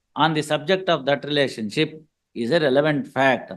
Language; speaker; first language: English; non-native, local second language; Kannada